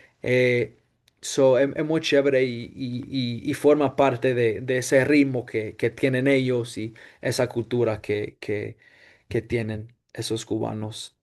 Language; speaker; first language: Spanish; non-native, fluent; English